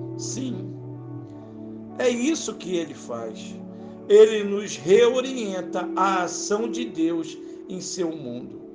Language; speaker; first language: Portuguese; native; Portuguese